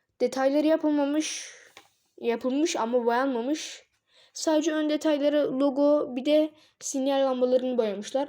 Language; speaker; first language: Turkish; native; Turkish